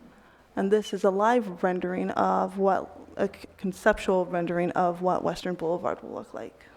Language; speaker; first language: English; native; English